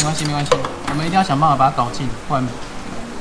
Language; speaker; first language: Chinese; native; Chinese